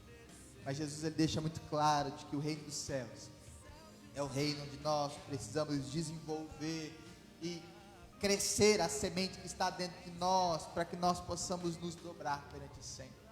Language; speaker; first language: Portuguese; native; Portuguese